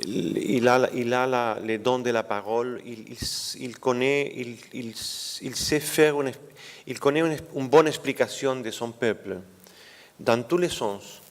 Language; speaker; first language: French; non-native, fluent; Spanish